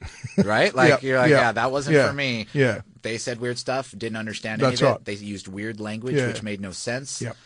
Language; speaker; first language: English; native; English